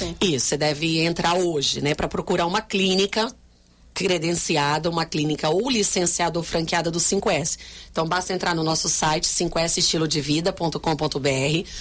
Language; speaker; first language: Portuguese; native; Portuguese